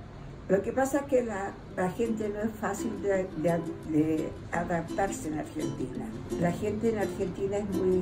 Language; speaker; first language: Spanish; early bilingual, other home language; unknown